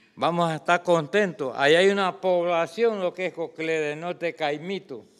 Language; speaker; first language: Spanish; native; Spanish